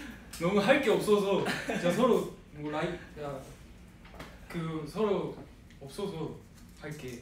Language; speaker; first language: Korean; non-native, fluent; Japanese